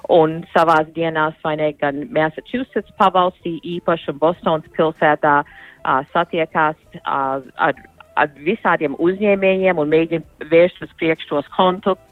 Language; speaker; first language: Latvian; early bilingual, heritage; Latvian